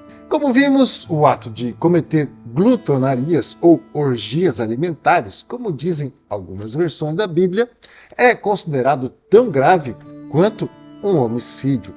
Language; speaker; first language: Portuguese; native; Portuguese